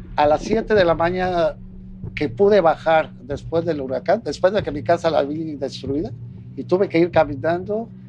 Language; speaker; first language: Spanish; native; Spanish